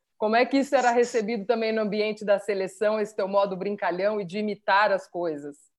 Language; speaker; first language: Portuguese; native; Portuguese